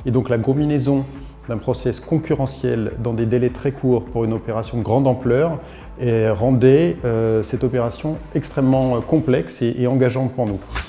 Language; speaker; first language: French; native; French